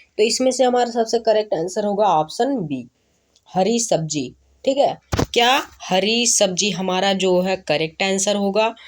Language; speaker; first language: Hindi; native; Hindi